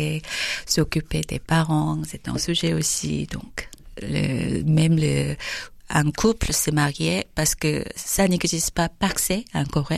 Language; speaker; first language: French; non-native, fluent; Korean